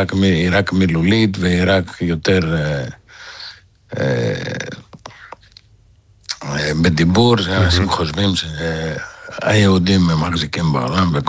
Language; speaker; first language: Hebrew; non-native, fluent; Greek